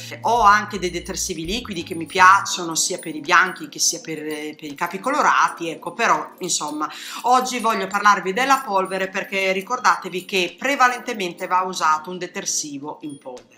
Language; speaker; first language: Italian; native; Italian